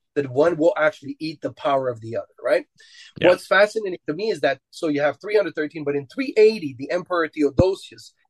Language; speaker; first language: English; non-native, fluent; Romanian